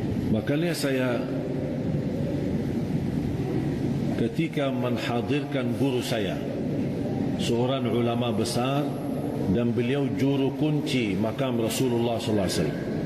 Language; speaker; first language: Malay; non-native, fluent; Arabic